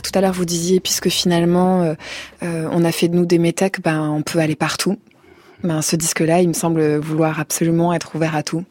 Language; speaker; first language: French; native; French